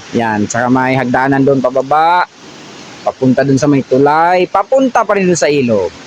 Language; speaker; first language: Filipino; non-native, local second language; Cebuano